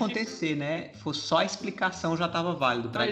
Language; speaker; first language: Portuguese; native; Portuguese